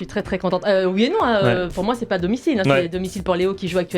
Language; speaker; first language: French; native; French